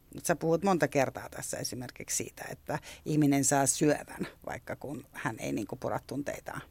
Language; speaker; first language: Finnish; native; Finnish